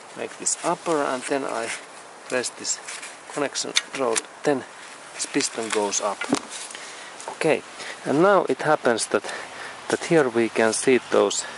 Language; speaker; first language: English; non-native, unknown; Finnish